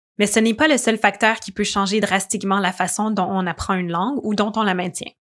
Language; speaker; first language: French; native; French